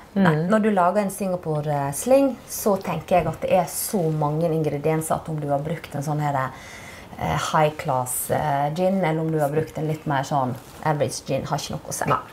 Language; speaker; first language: Norwegian; native; Norwegian